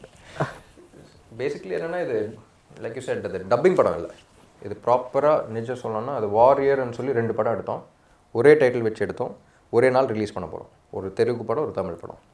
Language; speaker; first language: Tamil; non-native, local second language; Telugu